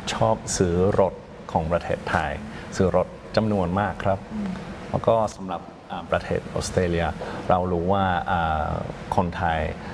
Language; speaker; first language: Thai; non-native, fluent; English